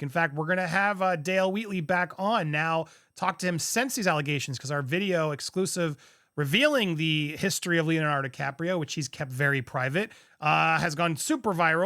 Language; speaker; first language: English; native; English